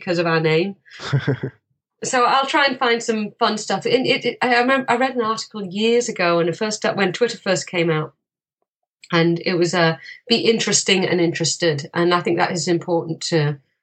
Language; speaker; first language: English; native; English